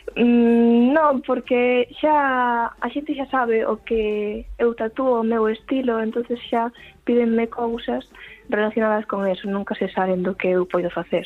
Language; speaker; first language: Galician; native; Galician